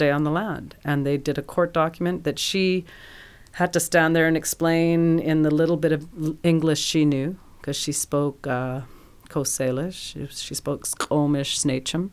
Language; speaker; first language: English; native; English